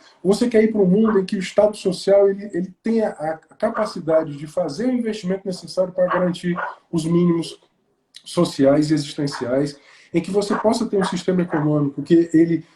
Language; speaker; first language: Portuguese; native; Portuguese